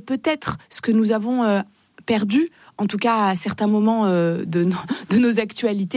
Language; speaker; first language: French; native; French